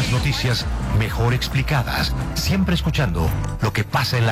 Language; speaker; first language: Spanish; native; Spanish